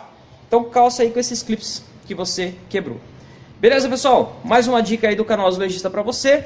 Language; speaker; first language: Portuguese; native; Portuguese